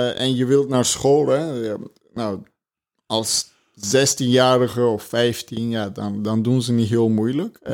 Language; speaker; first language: Dutch; early bilingual, other home language; Armenian